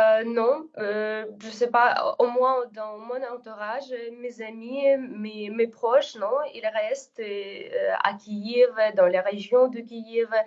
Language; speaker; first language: French; non-native, fluent; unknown